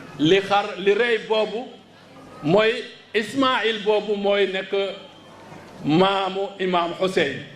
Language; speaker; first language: Wolof; non-native, local second language; Fula